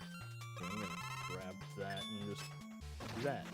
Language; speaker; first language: English; native; English